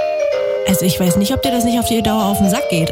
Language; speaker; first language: German; native; German